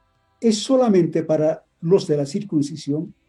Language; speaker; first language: Spanish; native; Spanish